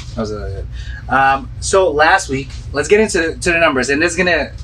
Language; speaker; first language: English; early bilingual, other home language; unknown